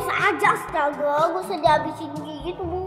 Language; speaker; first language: Indonesian; native; Indonesian